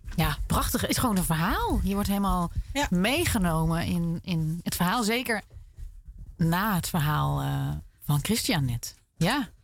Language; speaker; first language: Dutch; native; Dutch